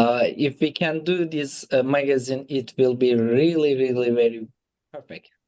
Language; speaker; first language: English; non-native, fluent; Turkish